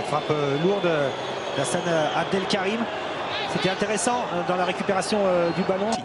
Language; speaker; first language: French; native; French